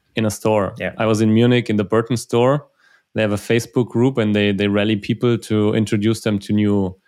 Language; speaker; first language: English; non-native, fluent; German